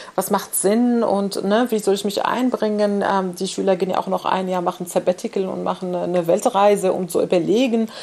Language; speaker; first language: German; non-native, fluent; Arabic